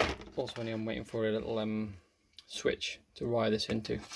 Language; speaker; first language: English; native; English